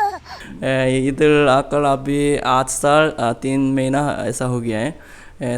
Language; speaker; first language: Urdu; non-native, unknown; Korean